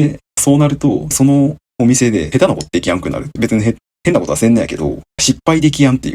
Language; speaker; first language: Japanese; native; Japanese